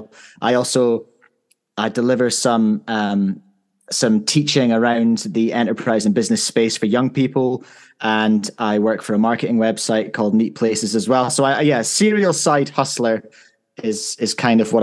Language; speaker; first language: English; native; English